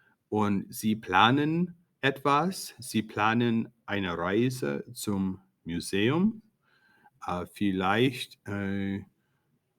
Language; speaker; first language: German; non-native, fluent; English